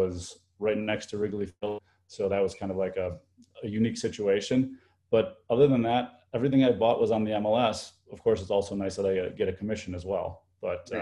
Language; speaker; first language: English; native; English